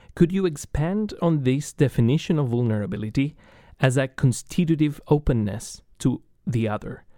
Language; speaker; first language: English; non-native, fluent; Spanish